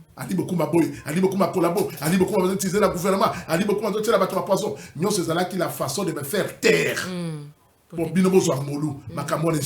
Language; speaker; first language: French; non-native, local second language; Lingala